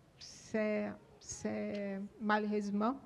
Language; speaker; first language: French; non-native, learner; Portuguese